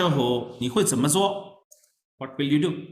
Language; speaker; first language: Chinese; non-native, fluent; Urdu